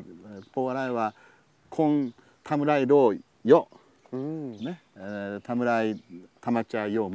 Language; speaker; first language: Japanese; non-native, learner; Thai